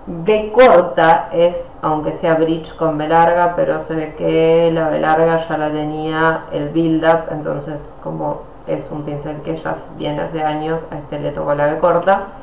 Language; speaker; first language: Spanish; native; Spanish